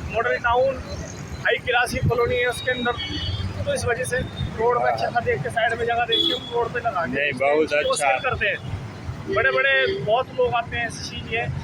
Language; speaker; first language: Hindi; native; Hindi